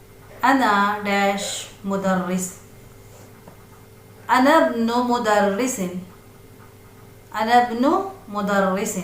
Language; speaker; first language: Arabic; non-native, fluent; Urdu